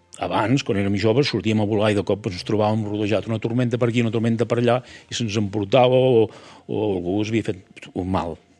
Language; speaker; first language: Catalan; native; Catalan